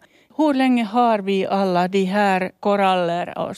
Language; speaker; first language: Swedish; non-native, learner; Finnish